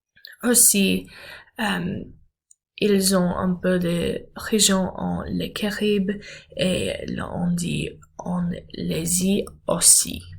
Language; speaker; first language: French; non-native, learner; English